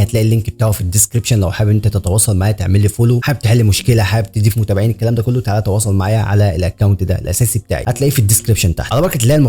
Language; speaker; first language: Arabic; native; Arabic